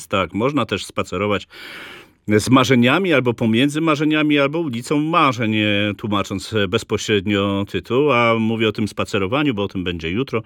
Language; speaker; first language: Polish; native; Polish